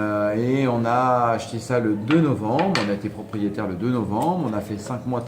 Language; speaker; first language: French; native; French